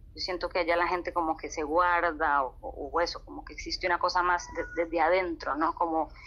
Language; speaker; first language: Spanish; native; Spanish